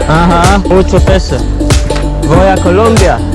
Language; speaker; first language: Spanish; non-native, learner; Polish